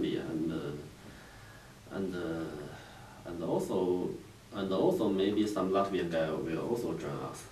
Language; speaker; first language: English; non-native, learner; Chinese